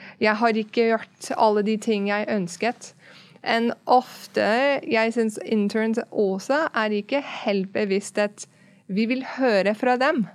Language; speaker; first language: Norwegian; non-native, fluent; English